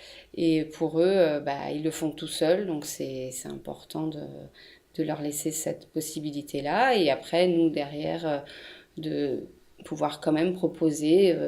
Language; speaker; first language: French; native; French